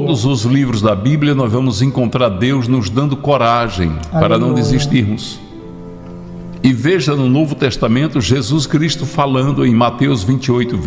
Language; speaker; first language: Portuguese; native; Portuguese